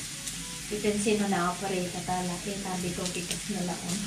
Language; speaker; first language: Finnish; non-native, learner; Filipino